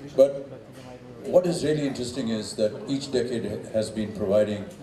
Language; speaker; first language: English; non-native, local second language; Hindi